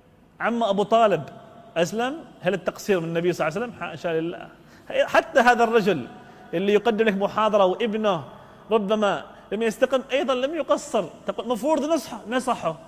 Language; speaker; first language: Arabic; native; Arabic